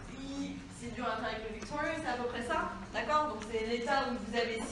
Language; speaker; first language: French; native; French